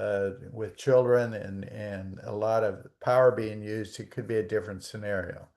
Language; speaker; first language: English; native; English